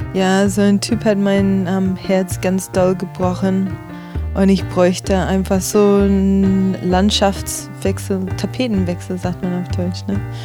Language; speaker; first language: German; non-native, fluent; English